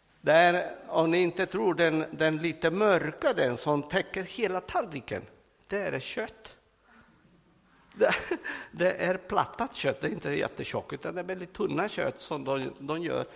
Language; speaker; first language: Swedish; non-native, fluent; Spanish